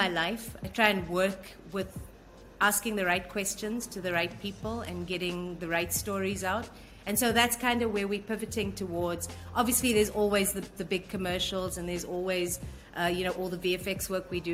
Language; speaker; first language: English; native; English